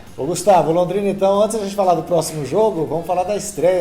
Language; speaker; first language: Portuguese; native; Portuguese